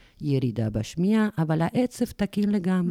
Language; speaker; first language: Hebrew; non-native, fluent; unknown